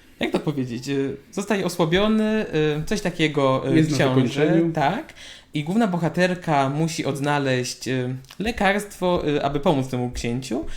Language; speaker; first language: Polish; native; Polish